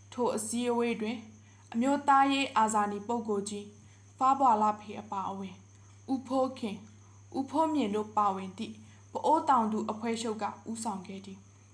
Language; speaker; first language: Burmese; non-native, local second language; Pa'o Karen